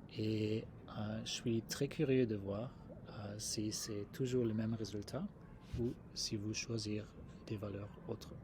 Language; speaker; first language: French; non-native, fluent; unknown